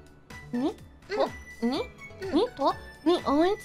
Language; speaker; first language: Japanese; non-native, learner; English